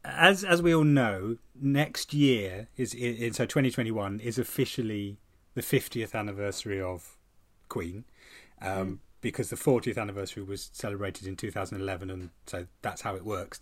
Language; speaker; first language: English; native; English